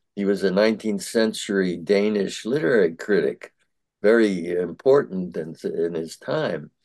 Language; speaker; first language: English; early bilingual, other home language; Yiddish